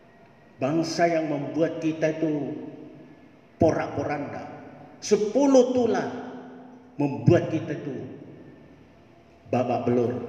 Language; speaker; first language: Malay; native; Malay